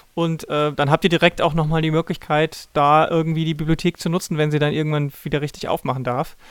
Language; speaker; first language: German; native; German